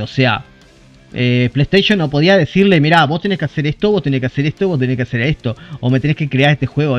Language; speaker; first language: Spanish; native; Spanish